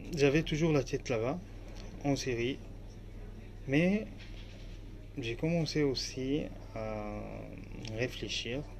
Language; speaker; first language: French; non-native, fluent; Arabic